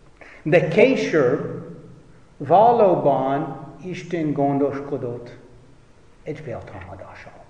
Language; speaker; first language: Hungarian; non-native, fluent; English